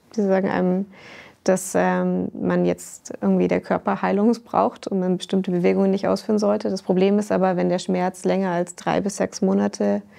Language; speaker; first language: German; native; German